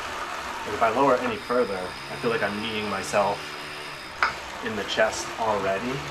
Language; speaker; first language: English; native; English